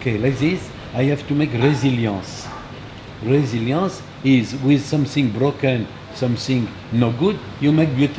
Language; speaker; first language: English; non-native, learner; French